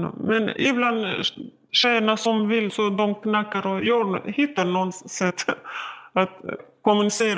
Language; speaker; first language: Swedish; non-native, learner; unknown